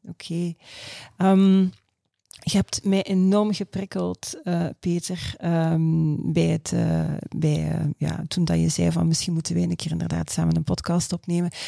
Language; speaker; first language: Dutch; native; Dutch